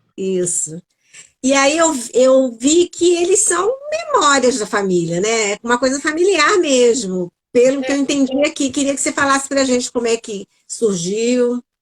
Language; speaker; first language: Portuguese; native; Portuguese